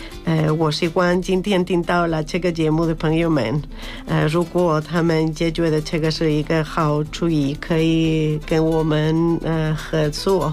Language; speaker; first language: Chinese; non-native, learner; Spanish